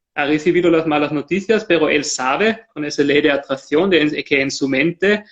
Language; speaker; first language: Spanish; non-native, fluent; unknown